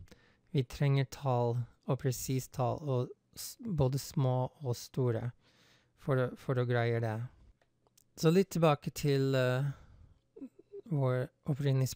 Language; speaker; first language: Norwegian; non-native, fluent; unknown